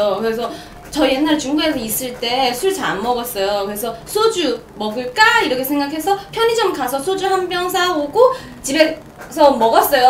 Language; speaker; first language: Korean; non-native, fluent; Chinese